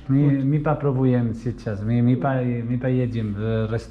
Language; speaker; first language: Russian; non-native, learner; Spanish